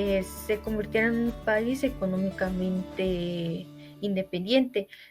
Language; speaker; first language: Spanish; native; Spanish